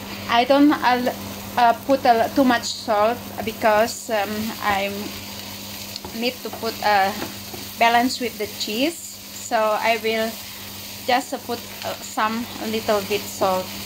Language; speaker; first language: English; non-native, learner; Indonesian